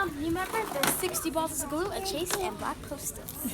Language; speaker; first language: English; native; English